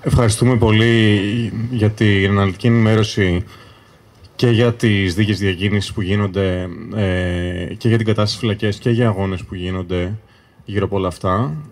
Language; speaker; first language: Greek; native; Greek